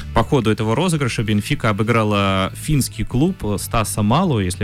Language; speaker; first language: Russian; native; Russian